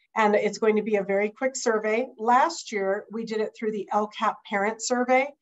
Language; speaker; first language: English; native; English